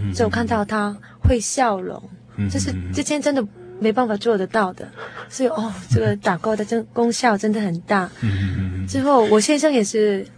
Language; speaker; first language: Chinese; non-native, fluent; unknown